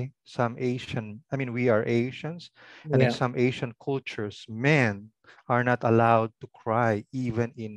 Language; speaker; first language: English; non-native, local second language; Pangasinan